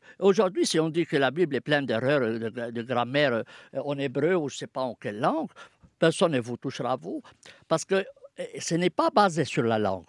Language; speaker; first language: French; non-native, fluent; Arabic